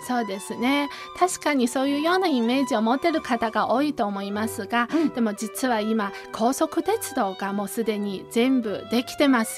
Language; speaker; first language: Japanese; non-native, fluent; Chinese